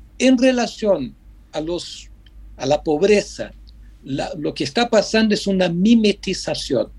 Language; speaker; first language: Spanish; non-native, fluent; Portuguese